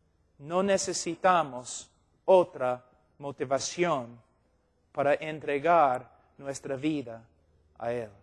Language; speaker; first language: Spanish; non-native, fluent; English